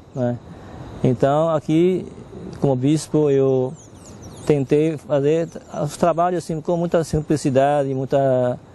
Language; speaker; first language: Portuguese; non-native, fluent; Chinese